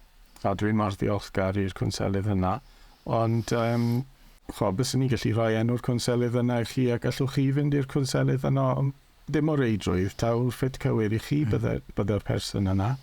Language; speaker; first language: Welsh; native; Welsh